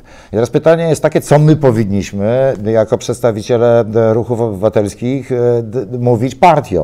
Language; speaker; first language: Polish; native; Polish